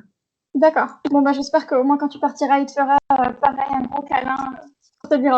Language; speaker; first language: French; native; French